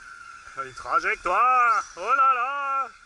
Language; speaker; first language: French; native; French